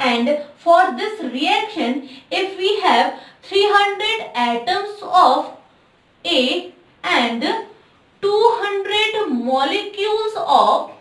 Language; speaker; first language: English; non-native, local second language; Hindi